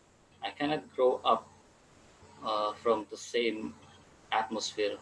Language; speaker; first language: English; non-native, fluent; Indonesian